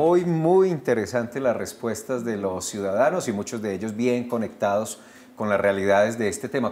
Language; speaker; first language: Spanish; native; Spanish